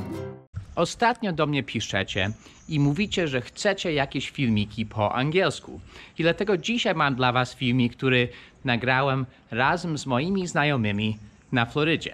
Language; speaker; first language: Polish; non-native, fluent; English